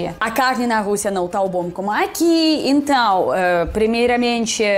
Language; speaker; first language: Portuguese; non-native, fluent; Russian